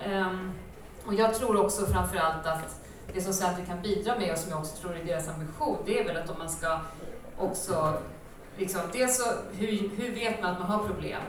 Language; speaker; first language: Swedish; native; Swedish